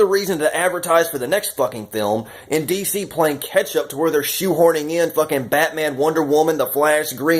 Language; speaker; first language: English; native; English